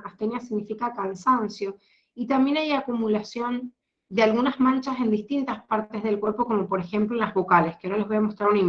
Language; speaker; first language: Spanish; native; Spanish